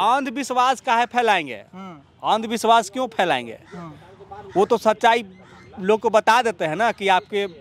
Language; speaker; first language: Hindi; native; Hindi